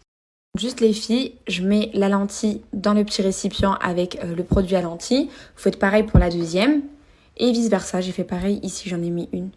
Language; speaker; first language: French; native; French